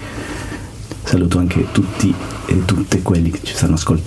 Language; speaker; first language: Italian; non-native, fluent; Spanish